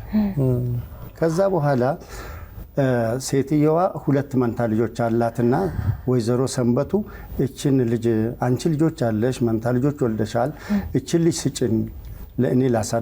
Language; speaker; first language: Amharic; native; Amharic